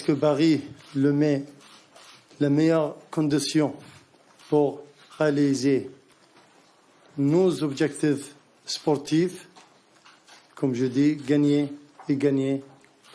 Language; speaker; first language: French; non-native, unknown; Arabic